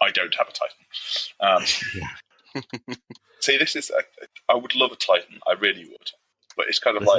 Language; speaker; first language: English; native; English